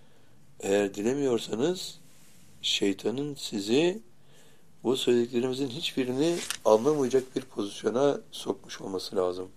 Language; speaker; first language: Turkish; native; Turkish